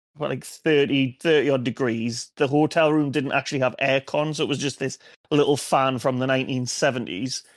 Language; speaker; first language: English; native; English